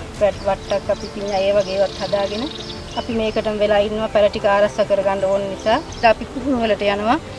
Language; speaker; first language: Sinhala; non-native, local second language; Tamil